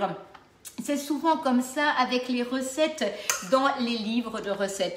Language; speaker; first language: French; native; French